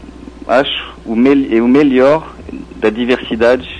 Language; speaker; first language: Portuguese; non-native, fluent; French